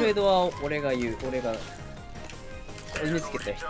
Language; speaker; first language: Japanese; native; Japanese